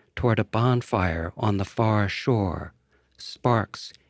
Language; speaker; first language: English; native; English